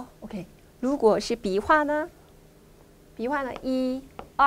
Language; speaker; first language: Chinese; non-native, fluent; Korean